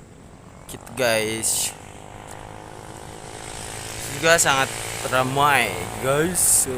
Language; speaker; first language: Indonesian; non-native, local second language; Sundanese